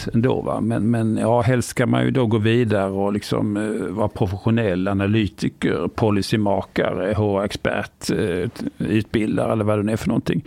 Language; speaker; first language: Swedish; native; Swedish